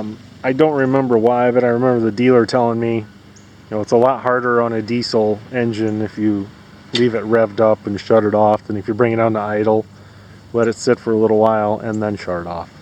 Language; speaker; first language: English; native; English